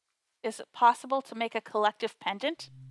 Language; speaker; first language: English; native; English